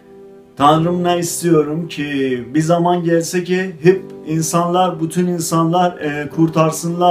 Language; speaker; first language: Turkish; non-native, learner; Azerbaijani